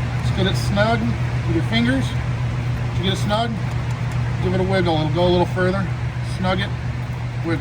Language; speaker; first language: English; native; English